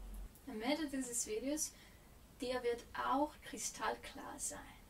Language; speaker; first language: German; non-native, fluent; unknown